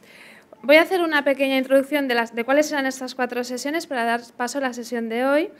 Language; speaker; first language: Spanish; native; Spanish